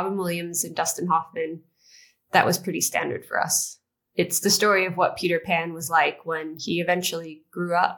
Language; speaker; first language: English; native; English